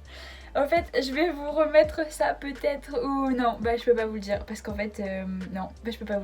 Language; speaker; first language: French; native; French